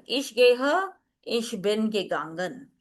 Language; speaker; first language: German; non-native, fluent; Hindi